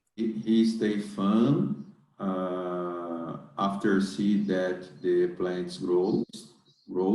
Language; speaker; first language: English; non-native, learner; Portuguese